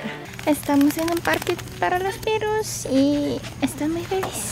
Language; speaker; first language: Spanish; non-native, fluent; Korean